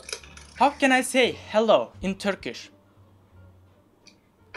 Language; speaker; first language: English; non-native, learner; Turkish